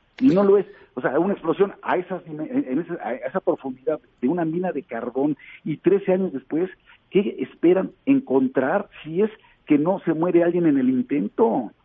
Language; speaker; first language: Spanish; native; Spanish